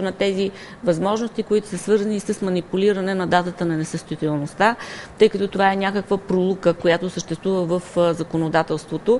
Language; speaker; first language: Bulgarian; native; Bulgarian